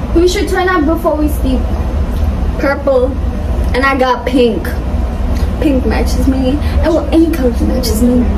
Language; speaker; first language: English; non-native, local second language; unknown